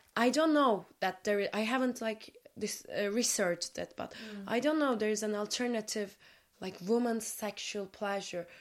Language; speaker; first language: English; non-native, fluent; Turkish